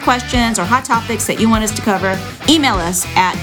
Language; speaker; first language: English; native; English